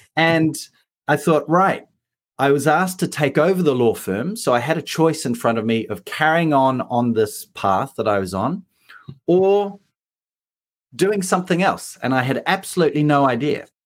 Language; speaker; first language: English; native; English